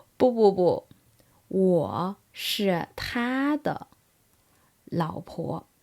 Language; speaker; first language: Chinese; native; Chinese